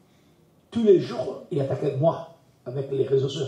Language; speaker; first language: French; non-native, learner; Italian